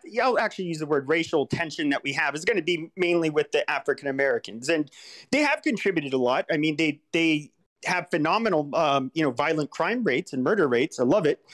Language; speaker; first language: English; native; English